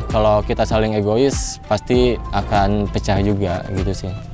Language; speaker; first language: Indonesian; native; Indonesian